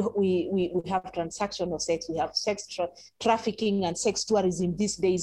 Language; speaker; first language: English; non-native, local second language; Masai